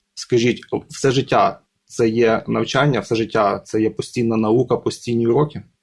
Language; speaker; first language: Ukrainian; native; Ukrainian